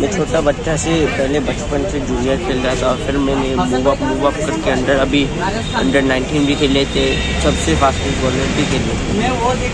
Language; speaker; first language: Hindi; non-native, local second language; Bangla